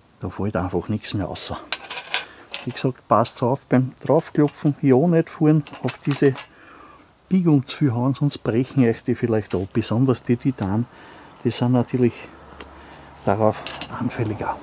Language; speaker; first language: German; native; German